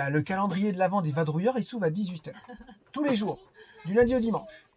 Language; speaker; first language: French; native; French